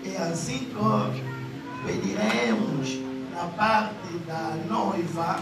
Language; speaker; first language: Portuguese; native; Portuguese